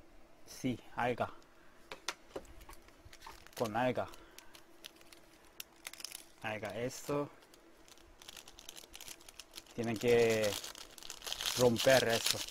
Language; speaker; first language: Spanish; non-native, learner; Korean